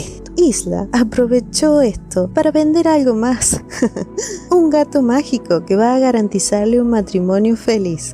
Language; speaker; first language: Spanish; native; Spanish